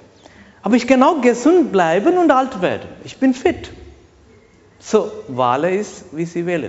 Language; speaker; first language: German; non-native, learner; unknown